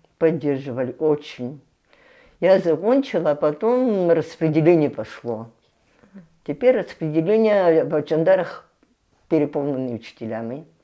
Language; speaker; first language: Russian; non-native, local second language; Abkhazian